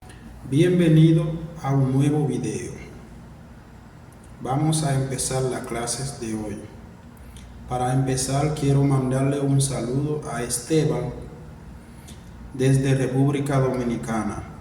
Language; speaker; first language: Spanish; non-native, fluent; Haitian Creole